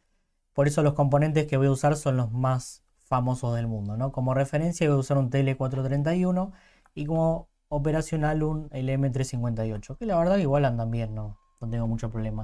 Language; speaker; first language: Spanish; native; Spanish